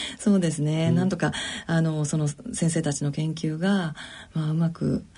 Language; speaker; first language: Japanese; native; Japanese